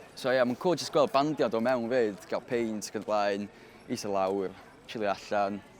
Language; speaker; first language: Welsh; native; Welsh